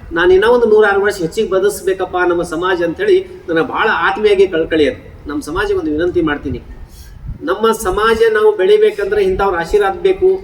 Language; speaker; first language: Kannada; non-native, local second language; Lambadi